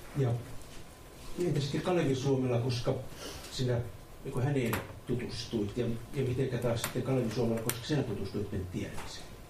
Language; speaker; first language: Finnish; native; Finnish